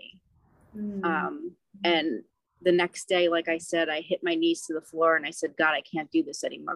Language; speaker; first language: English; native; English